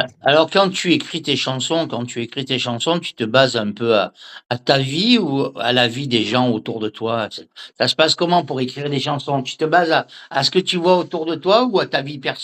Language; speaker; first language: French; native; French